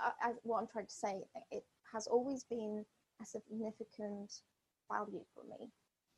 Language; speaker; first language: English; non-native, fluent; Russian